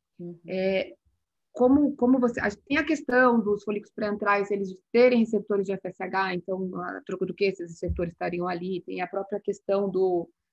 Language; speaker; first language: Portuguese; native; Portuguese